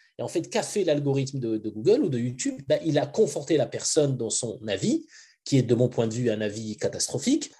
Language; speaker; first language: French; non-native, local second language; Arabic